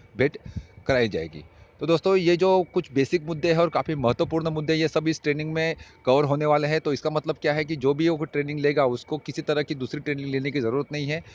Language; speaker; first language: Hindi; non-native, local second language; Marathi